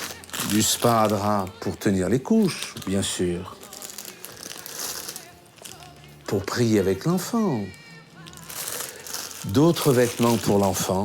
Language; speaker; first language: French; native; French